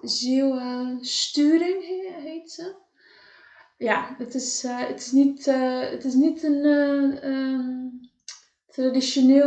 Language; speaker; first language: Dutch; non-native, fluent; Kabuverdianu